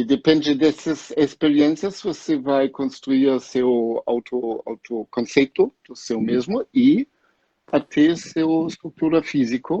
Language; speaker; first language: Portuguese; non-native, fluent; German